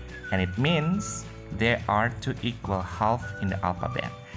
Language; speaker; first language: English; non-native, fluent; Indonesian